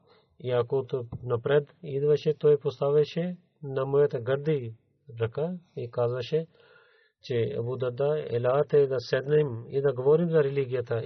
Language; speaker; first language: Bulgarian; non-native, learner; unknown